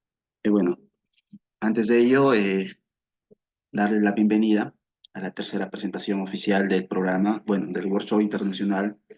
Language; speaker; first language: Spanish; native; Spanish